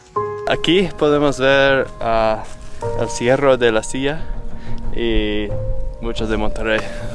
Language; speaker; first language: Spanish; non-native, learner; English